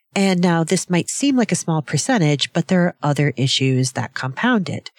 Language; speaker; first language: English; native; English